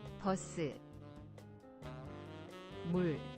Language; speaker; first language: Korean; non-native, learner; English